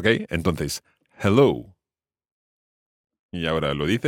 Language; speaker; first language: Spanish; non-native, fluent; English